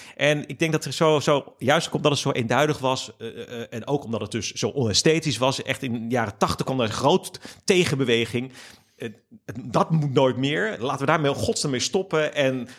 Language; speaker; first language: Dutch; native; Dutch